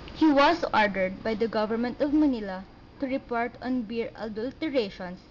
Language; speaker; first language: English; non-native, local second language; Filipino